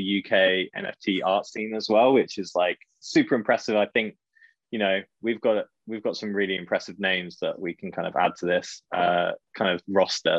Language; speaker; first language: English; native; English